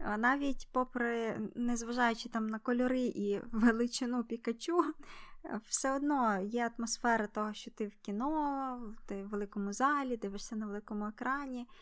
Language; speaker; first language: Ukrainian; native; Ukrainian